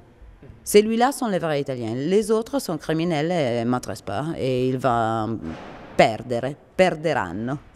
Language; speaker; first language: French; non-native, learner; Italian